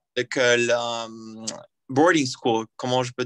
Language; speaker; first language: French; non-native, learner; Portuguese